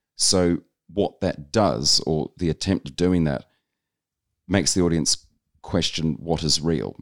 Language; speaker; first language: English; native; English